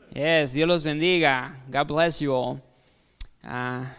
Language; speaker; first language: English; non-native, fluent; Spanish